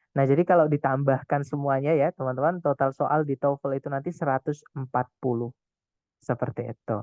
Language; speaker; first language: Indonesian; non-native, local second language; Javanese